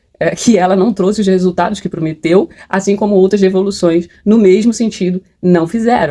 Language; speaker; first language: Portuguese; native; Portuguese